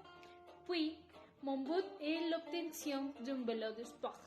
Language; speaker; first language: French; non-native, learner; Spanish